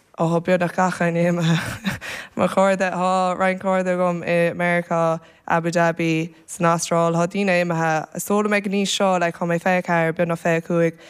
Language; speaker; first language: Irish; native; Irish